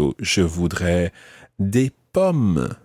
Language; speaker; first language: French; non-native, fluent; English